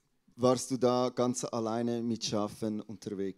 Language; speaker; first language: German; native; German